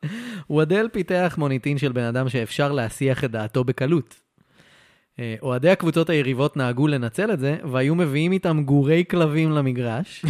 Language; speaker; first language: Hebrew; native; Hebrew